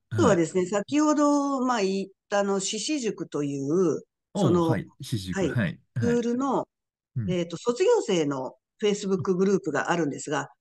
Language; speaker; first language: Japanese; native; Japanese